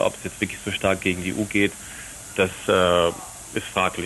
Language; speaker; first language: German; native; German